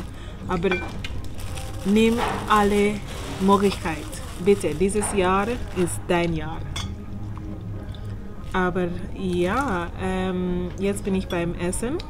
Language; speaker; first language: German; non-native, learner; English